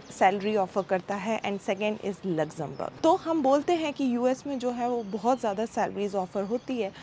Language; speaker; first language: Hindi; native; Hindi